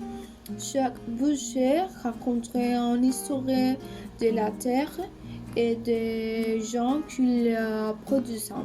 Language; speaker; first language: French; non-native, learner; Spanish